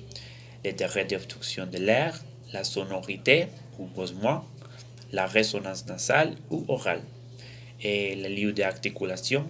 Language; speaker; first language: French; non-native, learner; Spanish